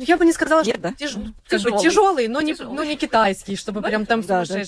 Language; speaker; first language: Russian; native; Russian